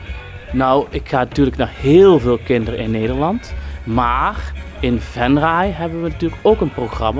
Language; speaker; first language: Dutch; native; Dutch